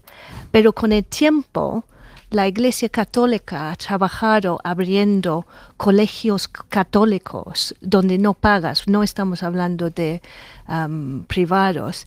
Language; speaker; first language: Spanish; non-native, fluent; English